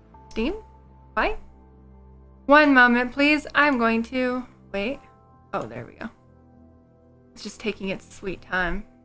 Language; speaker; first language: English; native; English